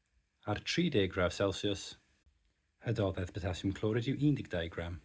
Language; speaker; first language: Welsh; native; Welsh